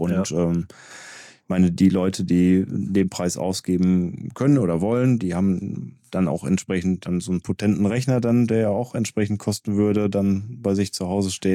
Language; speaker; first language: German; native; German